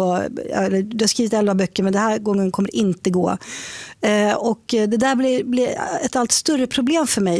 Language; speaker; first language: Swedish; native; Swedish